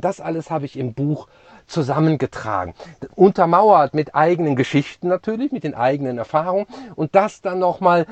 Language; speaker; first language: German; native; German